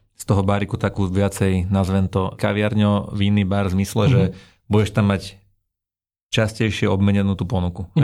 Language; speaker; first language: Slovak; native; Slovak